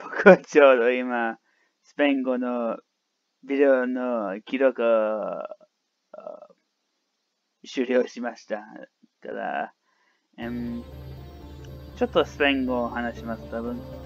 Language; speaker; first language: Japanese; non-native, learner; English